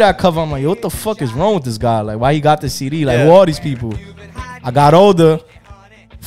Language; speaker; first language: English; early bilingual, other home language; Spanish